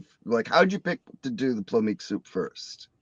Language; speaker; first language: English; native; English